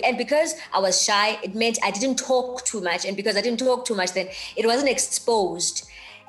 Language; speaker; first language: English; non-native, local second language; Xhosa